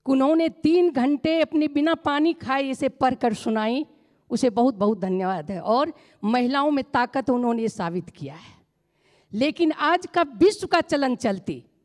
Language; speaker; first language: Hindi; non-native, local second language; Maithili